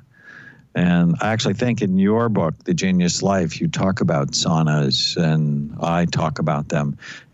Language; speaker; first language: English; native; English